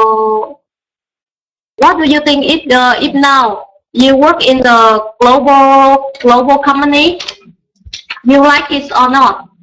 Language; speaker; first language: English; non-native, learner; Vietnamese